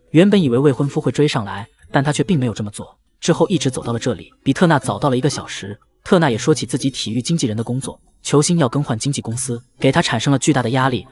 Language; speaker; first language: Chinese; native; Chinese